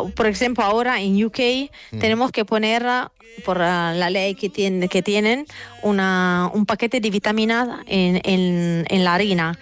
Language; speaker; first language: Spanish; non-native, fluent; Italian